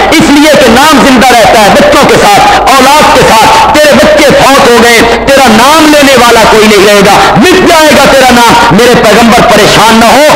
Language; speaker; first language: Urdu; non-native, local second language; Punjabi